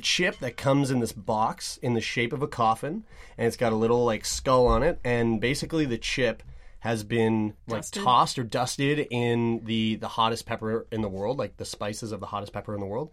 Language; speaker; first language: English; native; English